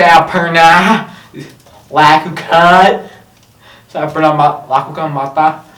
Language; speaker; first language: Indonesian; non-native, learner; English